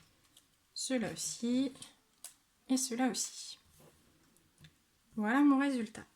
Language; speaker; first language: French; native; French